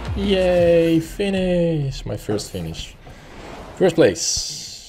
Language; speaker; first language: English; non-native, fluent; Dutch